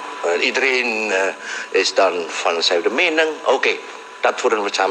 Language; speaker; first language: Dutch; non-native, local second language; Javanese